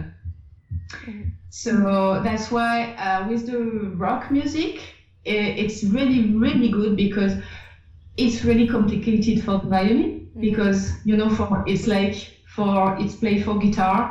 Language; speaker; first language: English; non-native, fluent; French